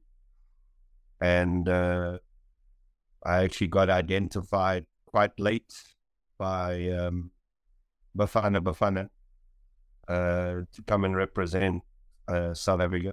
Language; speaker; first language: English; native; English